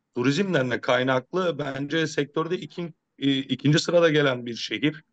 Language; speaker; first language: Turkish; native; Turkish